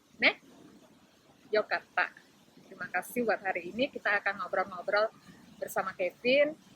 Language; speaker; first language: Indonesian; native; Indonesian